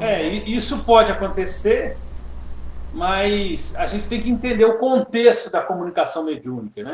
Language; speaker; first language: Portuguese; native; Portuguese